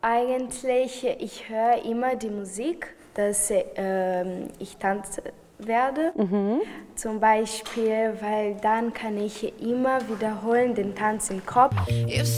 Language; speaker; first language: German; non-native, fluent; Portuguese